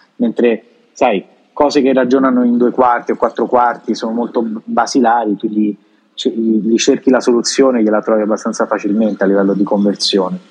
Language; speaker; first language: Italian; native; Italian